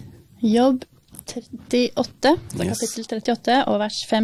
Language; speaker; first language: Norwegian; native; Norwegian